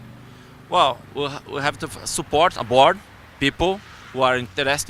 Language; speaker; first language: English; non-native, learner; Portuguese